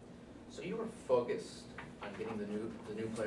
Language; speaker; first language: English; native; English